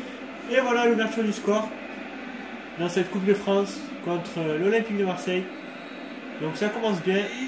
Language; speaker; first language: French; native; French